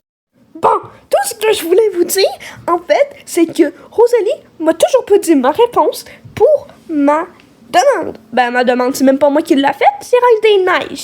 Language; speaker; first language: French; native; French